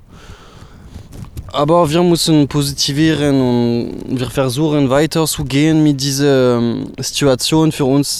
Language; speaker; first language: German; non-native, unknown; French